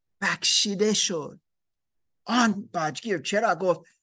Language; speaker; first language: Persian; non-native, learner; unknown